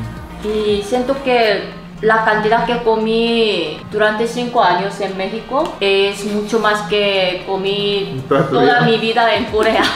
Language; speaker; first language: Spanish; non-native, learner; Korean